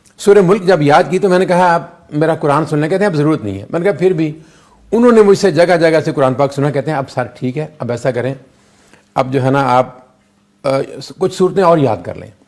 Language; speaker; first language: Urdu; non-native, local second language; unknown